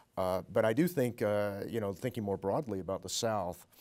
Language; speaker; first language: English; native; English